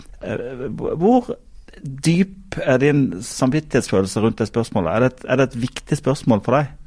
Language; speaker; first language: Norwegian; native; Norwegian